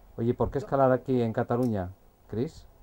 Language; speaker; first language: Spanish; native; Spanish